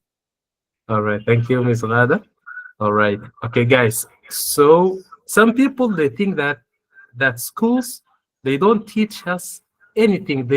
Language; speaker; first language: English; non-native, fluent; Arabic